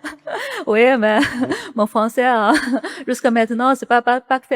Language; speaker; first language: French; non-native, learner; Chinese